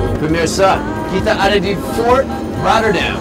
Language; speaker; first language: Indonesian; non-native, fluent; English